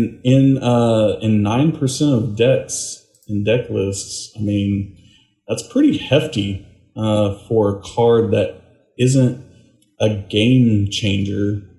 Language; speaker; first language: English; native; English